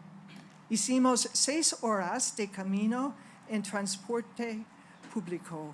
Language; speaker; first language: Spanish; non-native, fluent; English